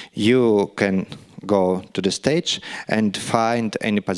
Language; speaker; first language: English; non-native, learner; Russian